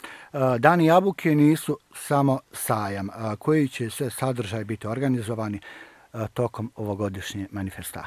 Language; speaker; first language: Bosnian; native; Bosnian